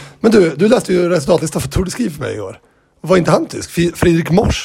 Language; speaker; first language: Swedish; native; Swedish